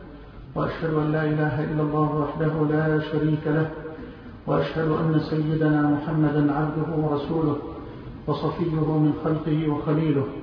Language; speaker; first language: Arabic; native; Arabic